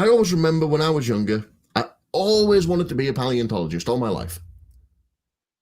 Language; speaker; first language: English; native; English